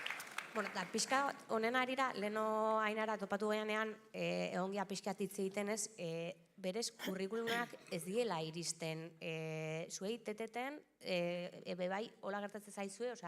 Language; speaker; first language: Basque; native; Basque